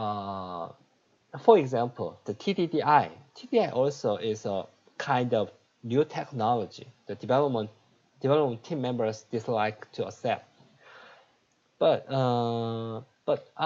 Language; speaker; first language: English; non-native, learner; Korean